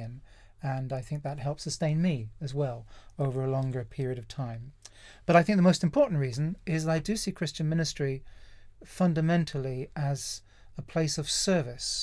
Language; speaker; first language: English; native; English